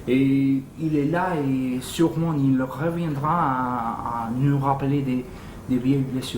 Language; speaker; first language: French; non-native, fluent; Spanish